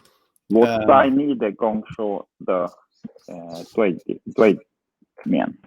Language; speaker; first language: Chinese; non-native, learner; Swedish